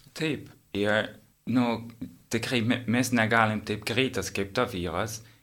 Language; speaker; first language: Lithuanian; non-native, learner; English